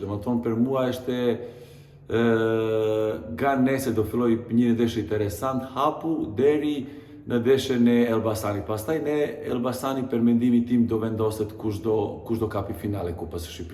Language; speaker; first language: Albanian; non-native, learner; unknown